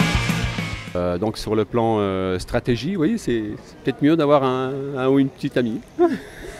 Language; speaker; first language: French; native; French